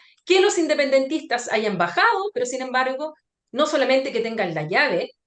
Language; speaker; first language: Spanish; native; Spanish